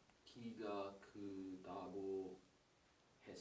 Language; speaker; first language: Korean; non-native, learner; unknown